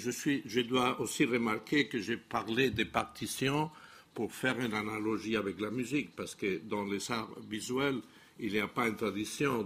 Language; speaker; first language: French; non-native, fluent; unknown